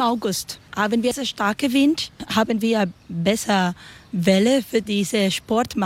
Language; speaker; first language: German; non-native, learner; Spanish